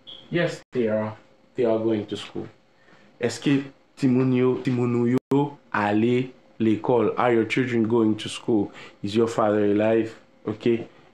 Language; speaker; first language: English; non-native, fluent; Haitian Creole